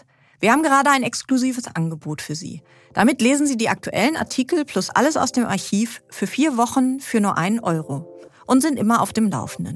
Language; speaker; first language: German; native; German